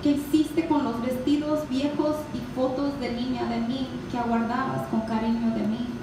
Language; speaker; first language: Spanish; early bilingual, other home language; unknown